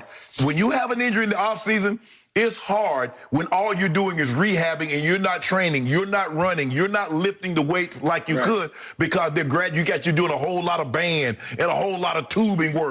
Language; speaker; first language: English; native; English